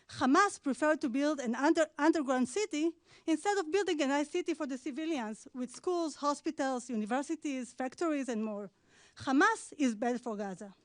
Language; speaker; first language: English; non-native, fluent; Hebrew